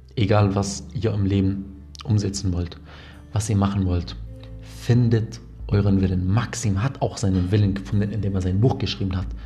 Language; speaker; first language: German; non-native, fluent; Arabic